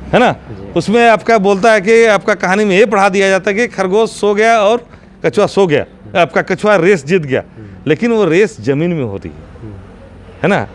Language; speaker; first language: Hindi; non-native, local second language; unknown